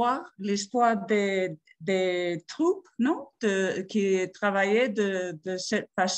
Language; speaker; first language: French; non-native, fluent; Spanish